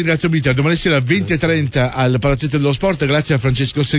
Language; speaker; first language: Italian; native; Italian